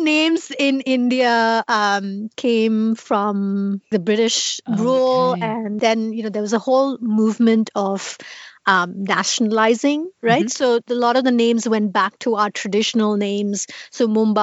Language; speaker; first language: English; non-native, local second language; Tamil